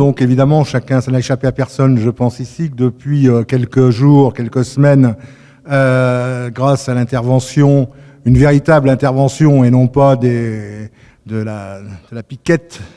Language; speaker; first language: French; native; French